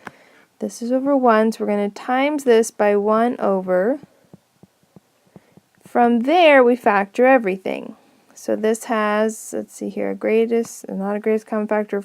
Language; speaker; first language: English; native; English